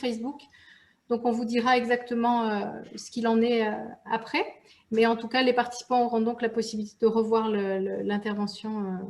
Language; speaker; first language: French; native; French